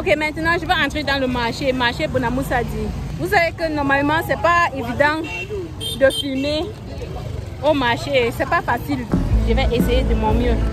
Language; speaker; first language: French; non-native, local second language; English